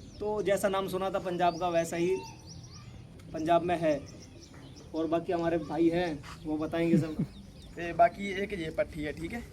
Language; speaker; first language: Hindi; non-native, local second language; Punjabi